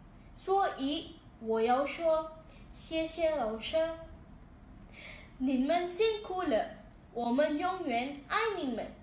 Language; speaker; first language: Chinese; non-native, learner; Indonesian